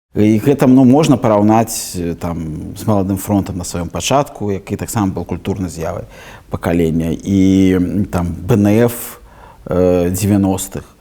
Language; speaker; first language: Belarusian; non-native, local second language; Russian